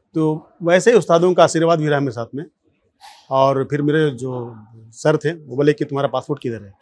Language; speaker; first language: Hindi; non-native, local second language; Sadri